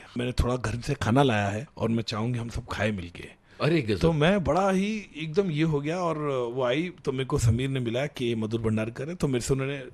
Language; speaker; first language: Hindi; native; Hindi